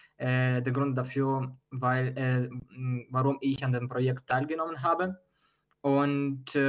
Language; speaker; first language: German; non-native, fluent; Ukrainian